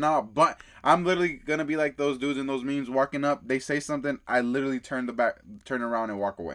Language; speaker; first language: English; early bilingual, other home language; Spanish